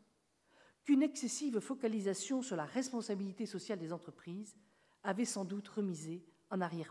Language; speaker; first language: French; native; French